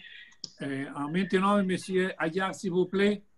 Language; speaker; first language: French; non-native, learner; Spanish